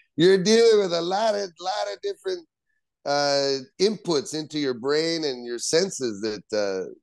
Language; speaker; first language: English; native; English